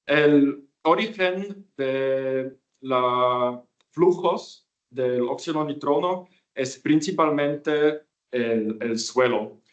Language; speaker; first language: Spanish; non-native, fluent; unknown